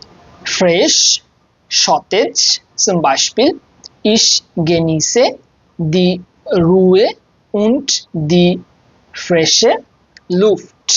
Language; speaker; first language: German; non-native, fluent; Bangla